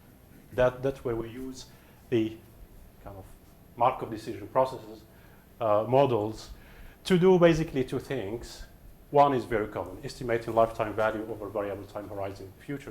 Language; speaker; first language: English; non-native, fluent; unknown